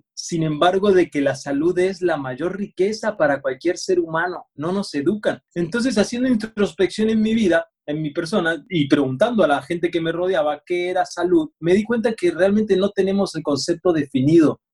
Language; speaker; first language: Spanish; native; Spanish